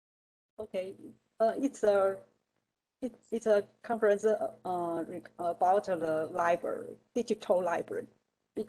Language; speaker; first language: English; non-native, learner; Chinese